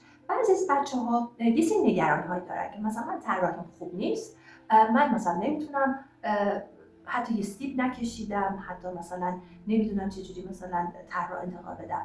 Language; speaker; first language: Persian; native; Persian